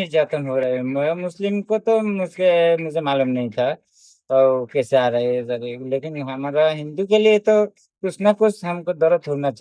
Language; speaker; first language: Hindi; non-native, local second language; Bangla